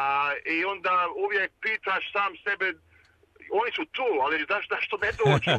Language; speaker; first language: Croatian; early bilingual, heritage; Croatian